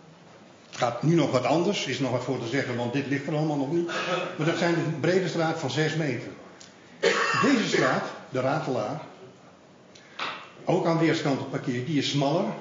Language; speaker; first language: Dutch; native; Dutch